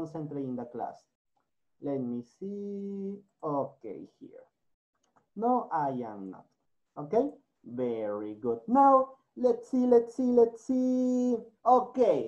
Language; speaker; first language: English; non-native, learner; Spanish